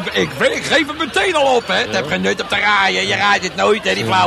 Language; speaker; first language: Dutch; native; Dutch